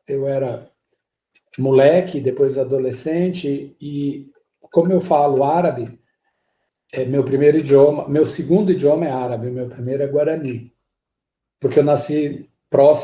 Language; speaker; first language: Portuguese; early bilingual, other home language; Guarani